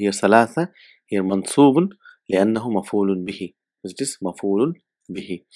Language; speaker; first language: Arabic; non-native, fluent; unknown